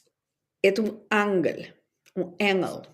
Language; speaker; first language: Dutch; non-native, local second language; Papiamento